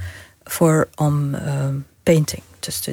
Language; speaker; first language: Dutch; non-native, fluent; Arabic